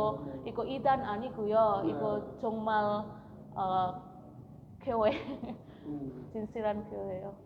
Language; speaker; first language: Korean; non-native, learner; Indonesian